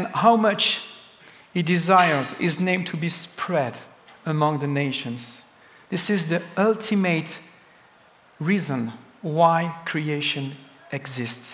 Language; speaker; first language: English; non-native, fluent; French